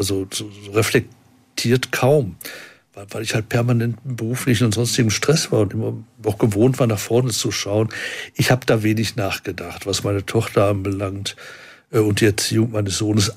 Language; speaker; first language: German; native; German